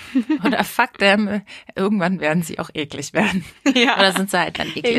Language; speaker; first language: German; native; German